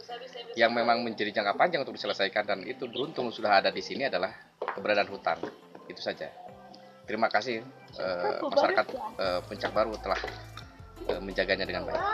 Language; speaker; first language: Indonesian; native; Indonesian